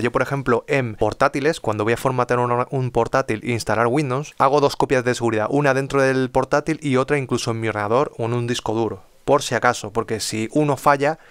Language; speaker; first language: Spanish; native; Spanish